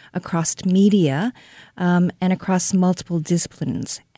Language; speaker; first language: English; non-native, fluent; Korean